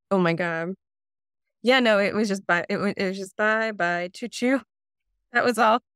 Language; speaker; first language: English; native; English